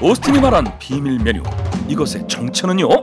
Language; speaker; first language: Korean; native; Korean